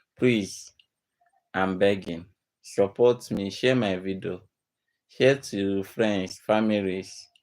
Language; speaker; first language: Nigerian Pidgin; non-native, local second language; Igbo